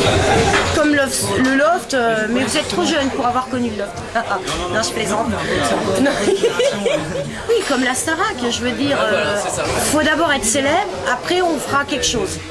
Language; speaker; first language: French; native; French